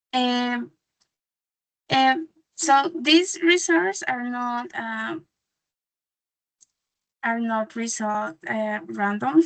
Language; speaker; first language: English; non-native, learner; Spanish